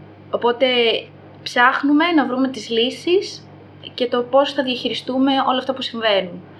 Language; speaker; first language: Greek; native; Greek